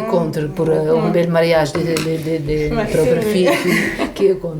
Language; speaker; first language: French; non-native, fluent; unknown